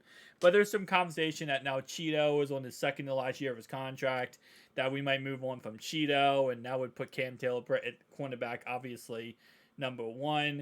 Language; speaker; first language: English; native; English